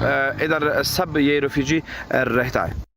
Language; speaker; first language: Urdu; non-native, fluent; Pashto